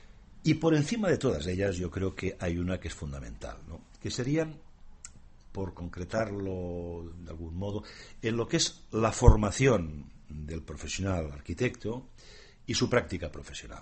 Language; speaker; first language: Spanish; native; Spanish